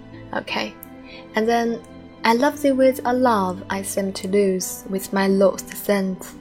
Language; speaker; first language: English; non-native, fluent; Chinese